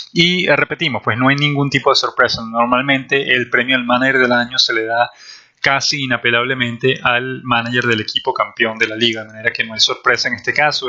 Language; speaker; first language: Spanish; native; Spanish